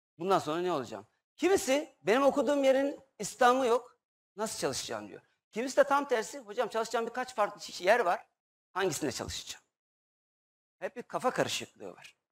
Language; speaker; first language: Turkish; native; Turkish